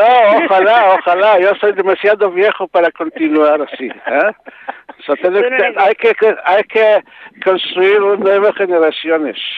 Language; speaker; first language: Spanish; non-native, learner; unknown